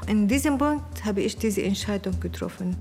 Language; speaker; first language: German; non-native, learner; Arabic